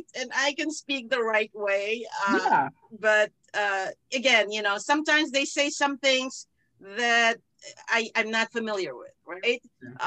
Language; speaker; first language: English; non-native, local second language; Filipino